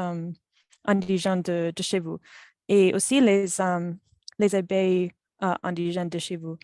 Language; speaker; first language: French; non-native, fluent; English